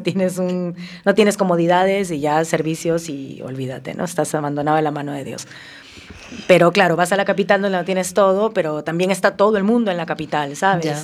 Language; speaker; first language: Spanish; native; Spanish